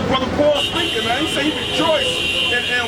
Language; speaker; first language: English; native; English